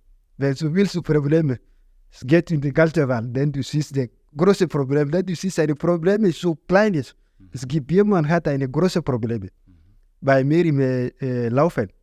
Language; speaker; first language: German; non-native, learner; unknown